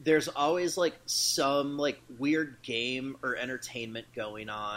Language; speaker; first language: English; native; English